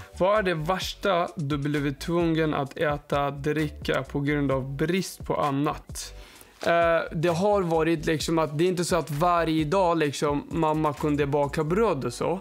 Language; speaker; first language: Swedish; non-native, fluent; Persian